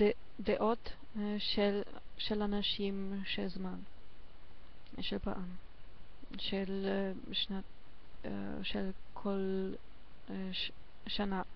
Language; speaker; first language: Hebrew; non-native, learner; German